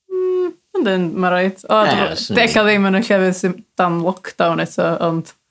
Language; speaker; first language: Welsh; native; Welsh